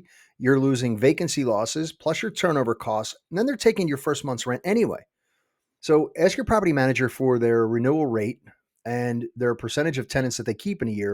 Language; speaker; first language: English; native; English